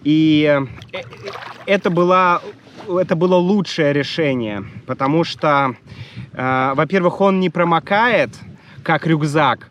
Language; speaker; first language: Russian; native; Russian